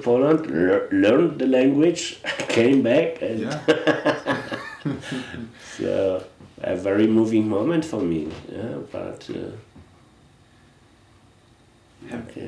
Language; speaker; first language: English; non-native, fluent; Polish